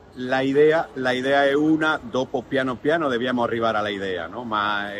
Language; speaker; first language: Italian; non-native, learner; Spanish